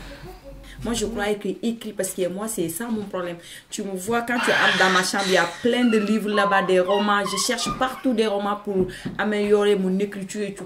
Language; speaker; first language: French; non-native, fluent; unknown